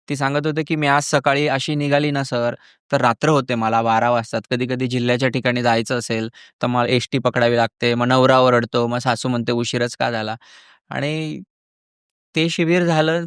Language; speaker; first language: Marathi; native; Marathi